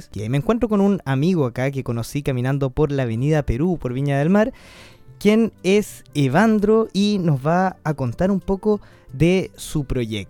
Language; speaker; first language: Spanish; native; Spanish